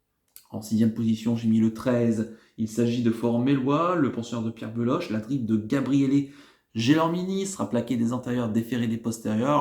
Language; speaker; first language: French; native; French